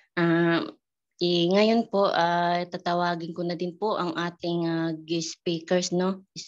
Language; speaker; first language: Filipino; non-native, local second language; Cebuano